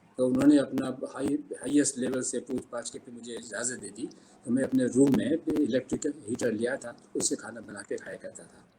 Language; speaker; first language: Urdu; native; Urdu